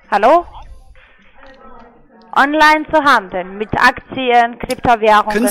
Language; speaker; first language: German; non-native, learner; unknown